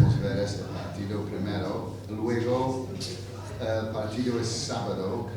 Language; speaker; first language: Spanish; non-native, fluent; English